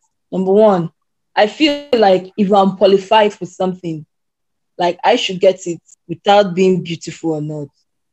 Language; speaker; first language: English; non-native, local second language; Igbo